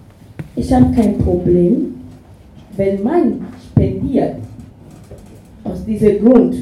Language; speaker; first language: German; non-native, fluent; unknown